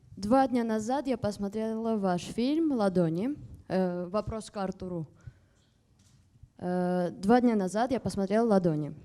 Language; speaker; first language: Russian; non-native, fluent; Armenian